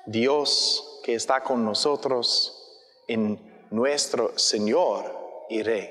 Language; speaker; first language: Spanish; non-native, learner; English